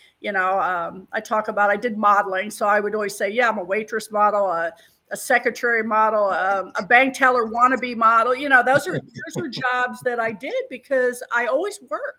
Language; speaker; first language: English; native; English